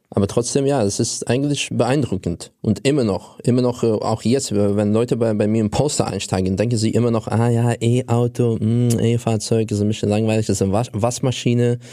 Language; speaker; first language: German; non-native, fluent; Russian